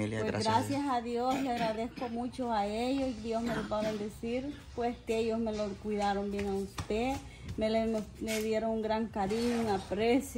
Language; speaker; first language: Spanish; native; Spanish